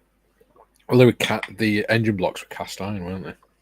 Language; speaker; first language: English; native; English